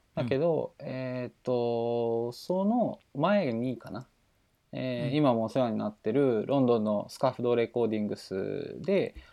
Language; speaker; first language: Japanese; native; Japanese